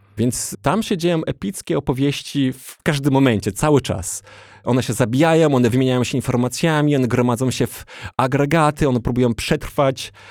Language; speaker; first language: Polish; native; Polish